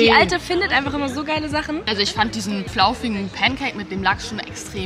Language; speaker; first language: German; native; German